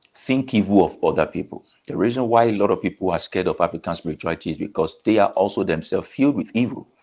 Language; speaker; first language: English; non-native, local second language; Yoruba